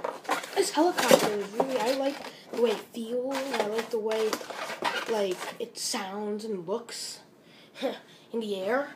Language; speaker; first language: English; native; English